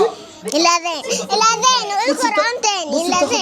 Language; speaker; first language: Arabic; native; Arabic